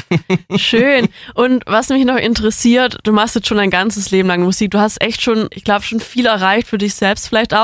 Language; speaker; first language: German; native; German